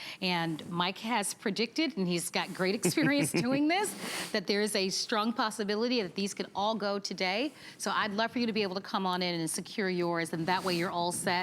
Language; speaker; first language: English; native; English